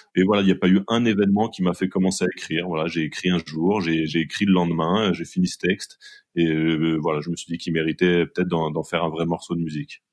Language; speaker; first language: French; native; French